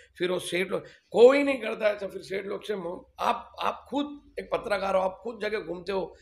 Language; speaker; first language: Hindi; non-native, local second language; Telugu